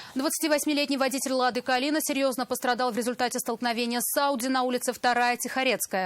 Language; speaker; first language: Russian; native; Russian